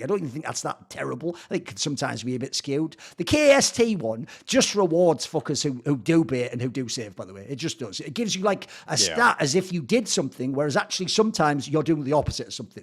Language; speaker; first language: English; native; English